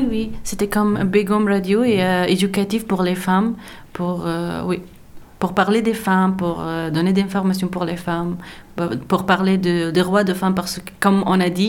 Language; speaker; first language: French; non-native, learner; Persian